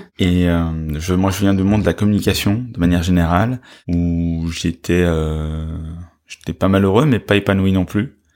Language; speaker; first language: French; native; French